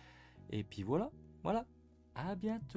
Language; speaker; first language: French; native; French